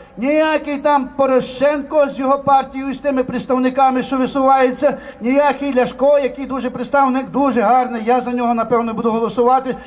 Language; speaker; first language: Ukrainian; native; Ukrainian